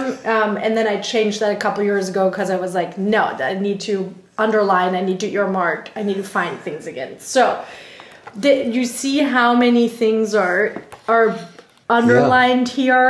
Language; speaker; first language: English; non-native, fluent; German